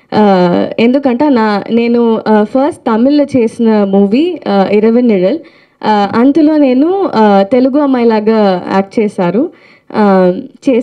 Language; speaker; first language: Telugu; non-native, learner; Tamil